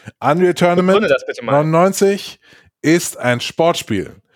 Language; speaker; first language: German; native; German